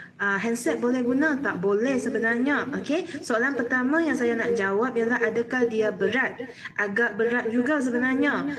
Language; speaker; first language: Malay; non-native, local second language; Chinese